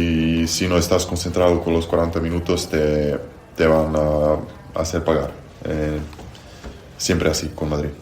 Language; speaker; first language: Spanish; non-native, fluent; Serbian